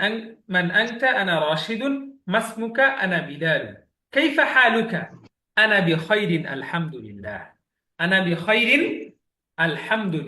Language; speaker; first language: Arabic; non-native, fluent; Bangla